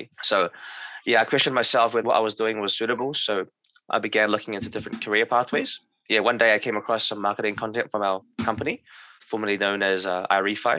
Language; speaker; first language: English; native; English